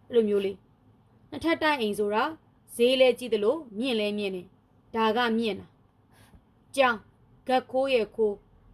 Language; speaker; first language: Burmese; native; Burmese